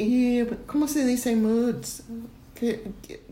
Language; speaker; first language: Spanish; non-native, learner; English